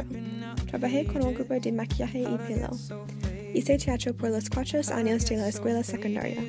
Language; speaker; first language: Spanish; non-native, learner; English